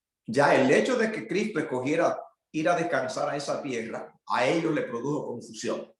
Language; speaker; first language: Spanish; native; Spanish